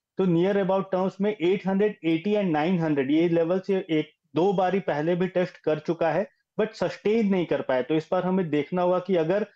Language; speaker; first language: Hindi; native; Hindi